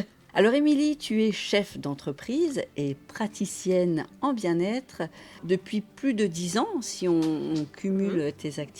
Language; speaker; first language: French; native; French